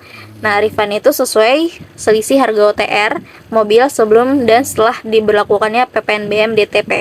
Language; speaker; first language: Indonesian; native; Indonesian